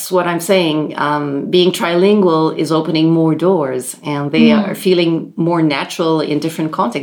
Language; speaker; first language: English; non-native, local second language; French